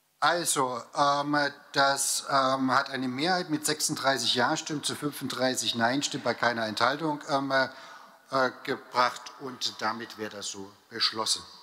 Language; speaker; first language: German; native; German